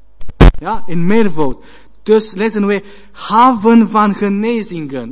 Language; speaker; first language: Dutch; non-native, learner; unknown